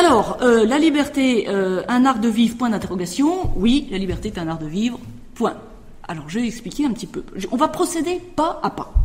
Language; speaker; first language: French; native; French